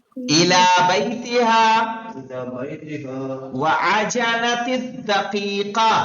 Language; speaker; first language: Arabic; non-native, fluent; Urdu